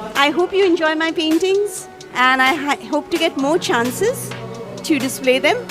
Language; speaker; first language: English; early bilingual, other home language; Bangla